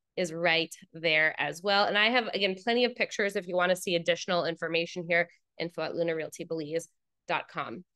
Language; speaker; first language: English; native; English